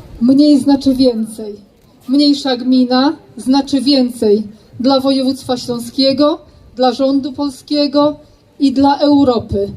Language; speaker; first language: Polish; native; Polish